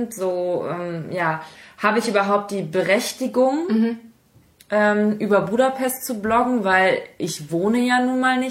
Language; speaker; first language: German; native; German